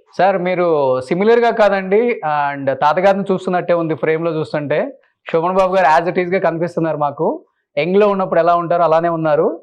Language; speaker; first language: Telugu; native; Telugu